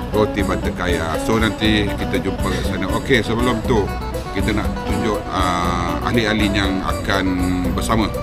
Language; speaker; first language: Malay; native; Malay